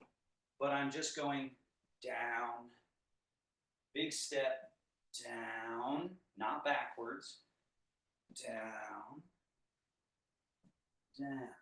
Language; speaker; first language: English; native; English